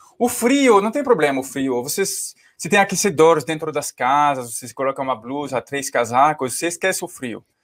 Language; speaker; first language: Portuguese; non-native, fluent; French